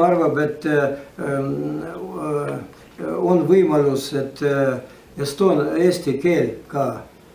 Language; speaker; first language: Estonian; non-native, learner; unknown